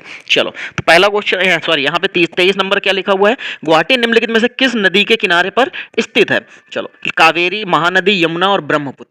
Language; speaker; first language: Hindi; native; Hindi